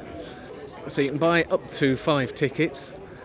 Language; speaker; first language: English; native; English